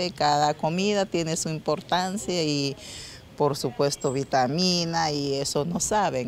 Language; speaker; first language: Spanish; non-native, local second language; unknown